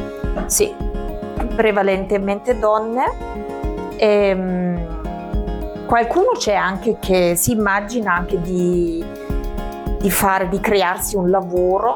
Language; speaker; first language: Italian; non-native, fluent; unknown